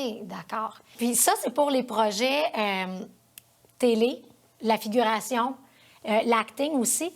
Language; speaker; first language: French; native; French